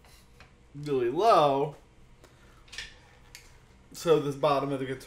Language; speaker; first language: English; native; English